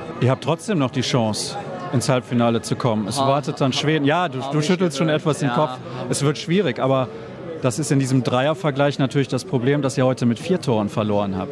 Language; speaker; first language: German; native; German